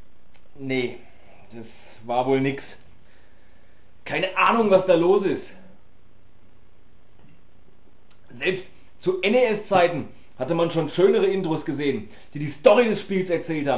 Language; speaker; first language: German; native; German